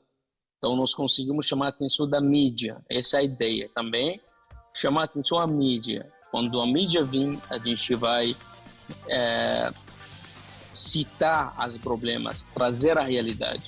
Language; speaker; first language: Portuguese; non-native, fluent; Arabic